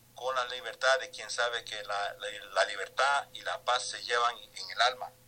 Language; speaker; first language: Spanish; early bilingual, heritage; Spanish